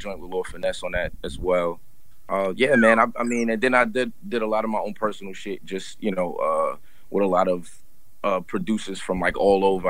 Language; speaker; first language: English; native; English